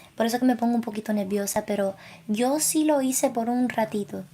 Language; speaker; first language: Spanish; early bilingual, other home language; English